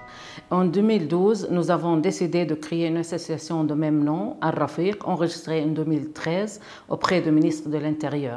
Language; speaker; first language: French; non-native, fluent; Arabic